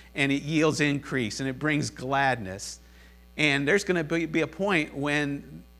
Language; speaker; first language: English; native; English